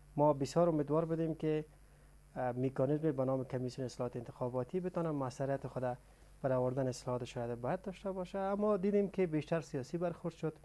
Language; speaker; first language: Persian; native; Persian